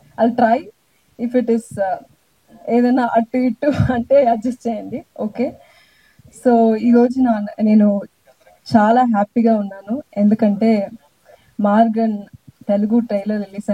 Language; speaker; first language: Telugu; non-native, learner; Tamil